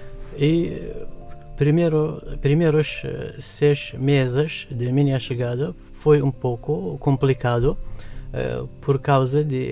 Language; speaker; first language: Portuguese; non-native, fluent; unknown